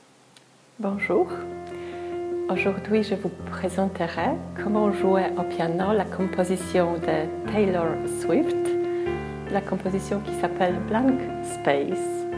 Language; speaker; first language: French; non-native, fluent; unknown